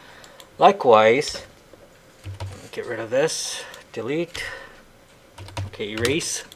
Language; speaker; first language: English; native; English